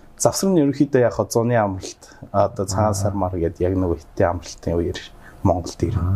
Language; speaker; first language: Mongolian; early bilingual, heritage; Mongolian